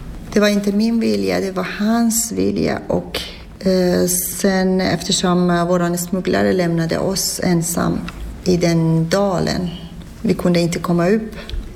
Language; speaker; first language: Swedish; non-native, fluent; Persian